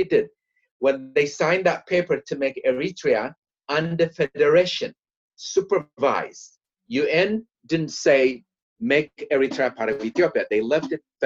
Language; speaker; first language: English; non-native, fluent; Tigrinya